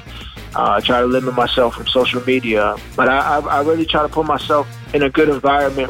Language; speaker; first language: English; native; English